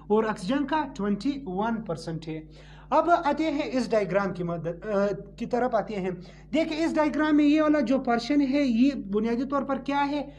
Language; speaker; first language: Urdu; non-native, local second language; Pashto